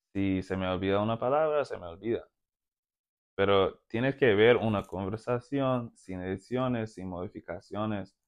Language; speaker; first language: Spanish; non-native, fluent; English